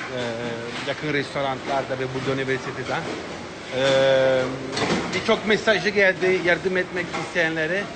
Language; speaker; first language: Turkish; non-native, fluent; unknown